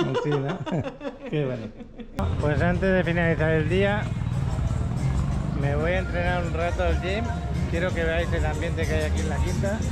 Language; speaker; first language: Spanish; native; Spanish